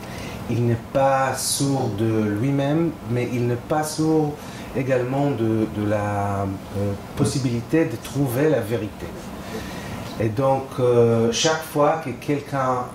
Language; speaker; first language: French; non-native, fluent; Hebrew